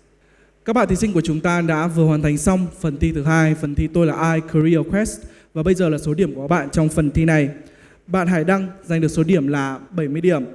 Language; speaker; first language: Vietnamese; native; Vietnamese